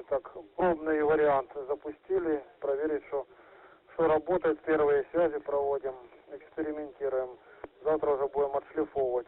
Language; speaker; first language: Russian; native; Russian